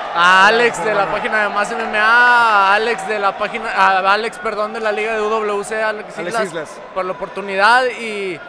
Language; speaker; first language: Spanish; native; Spanish